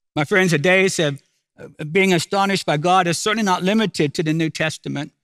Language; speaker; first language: English; native; English